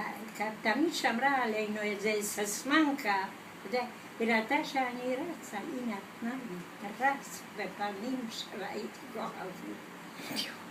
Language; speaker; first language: Hebrew; non-native, fluent; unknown